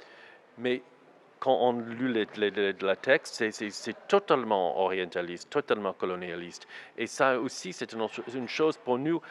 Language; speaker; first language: French; non-native, learner; English